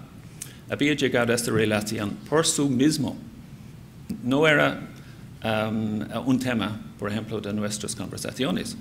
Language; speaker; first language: Spanish; non-native, fluent; English